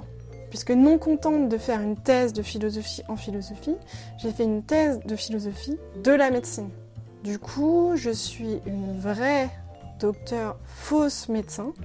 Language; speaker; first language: French; native; French